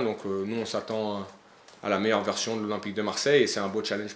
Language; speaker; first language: French; native; French